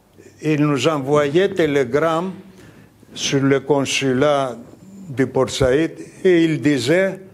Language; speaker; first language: French; non-native, fluent; Greek